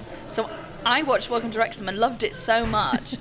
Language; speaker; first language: English; native; English